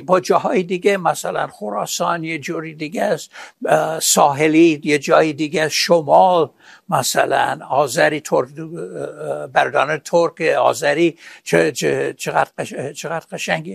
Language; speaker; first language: Persian; non-native, fluent; English